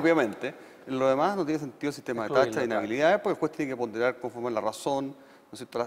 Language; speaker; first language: Spanish; native; Spanish